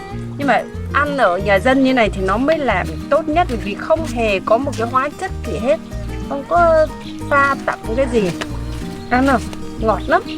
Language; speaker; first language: Vietnamese; native; Vietnamese